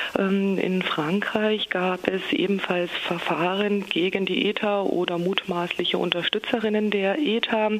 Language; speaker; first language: German; native; German